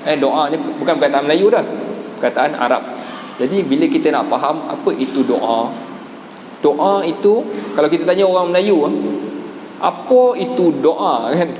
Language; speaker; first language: Malay; native; Malay